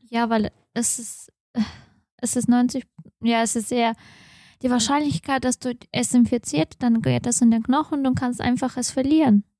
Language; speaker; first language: German; non-native, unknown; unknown